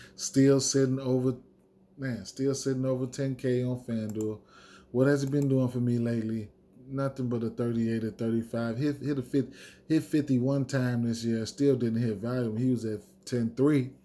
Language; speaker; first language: English; native; English